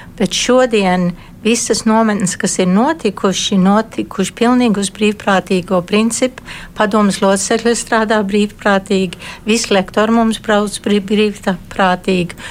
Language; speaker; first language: Latvian; early bilingual, heritage; Latvian